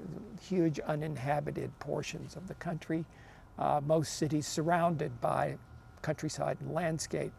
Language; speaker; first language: English; native; English